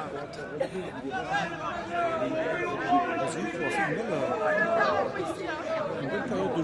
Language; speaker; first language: French; native; French